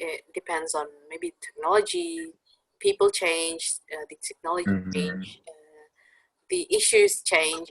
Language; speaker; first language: English; non-native, fluent; Indonesian